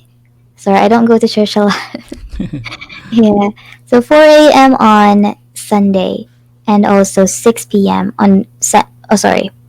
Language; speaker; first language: English; non-native, fluent; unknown